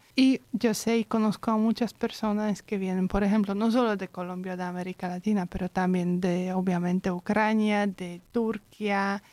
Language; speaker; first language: Spanish; non-native, fluent; Polish